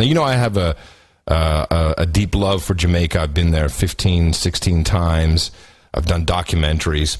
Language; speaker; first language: English; native; English